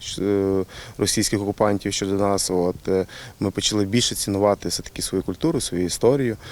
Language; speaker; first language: Ukrainian; native; Ukrainian